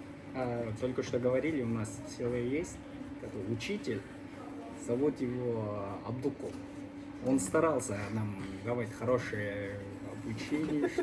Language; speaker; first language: Russian; non-native, local second language; Kyrgyz